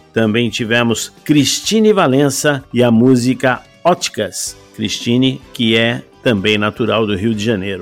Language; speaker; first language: Portuguese; native; Portuguese